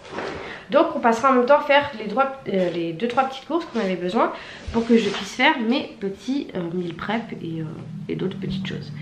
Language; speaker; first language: French; native; French